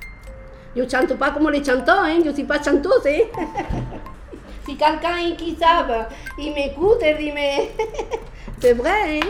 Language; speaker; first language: French; non-native, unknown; Spanish